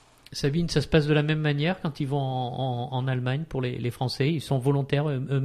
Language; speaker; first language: French; native; French